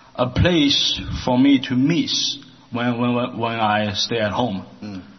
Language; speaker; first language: English; non-native, learner; Chinese